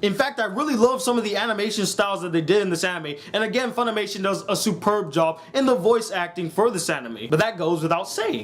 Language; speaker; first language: English; native; English